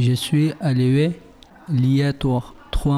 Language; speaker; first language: French; non-native, learner; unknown